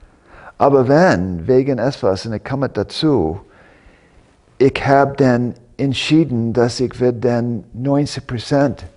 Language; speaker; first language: German; non-native, fluent; English